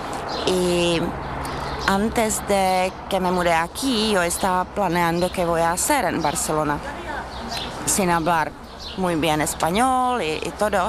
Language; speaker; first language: Spanish; non-native, learner; Czech